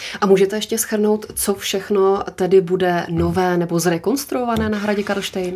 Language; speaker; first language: Czech; native; Czech